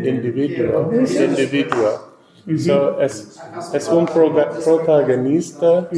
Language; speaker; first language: Spanish; non-native, learner; English